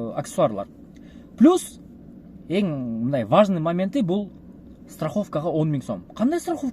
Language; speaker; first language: Russian; non-native, local second language; Kyrgyz